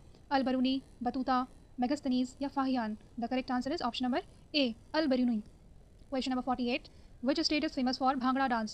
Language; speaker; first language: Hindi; native; Hindi